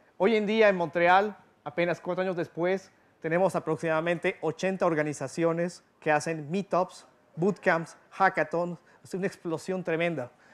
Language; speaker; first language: Spanish; early bilingual, heritage; Spanish